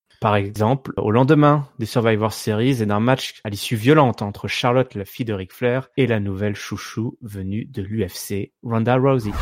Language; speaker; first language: French; native; French